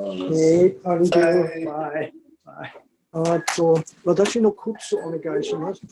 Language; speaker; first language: Japanese; non-native, learner; German